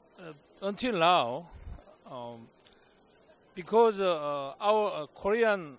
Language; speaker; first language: English; non-native, fluent; Korean